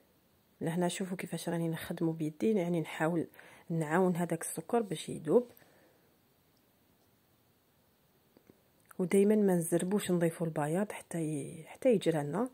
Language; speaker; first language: Arabic; native; Arabic